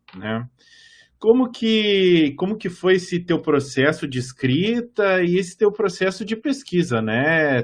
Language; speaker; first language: Portuguese; native; Portuguese